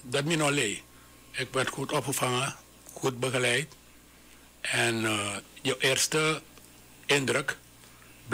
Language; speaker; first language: Dutch; non-native, local second language; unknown